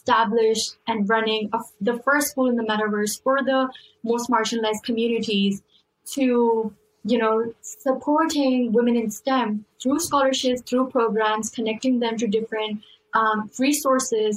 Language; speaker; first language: English; non-native, local second language; Urdu